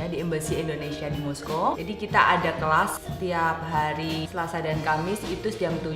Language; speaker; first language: Indonesian; native; Indonesian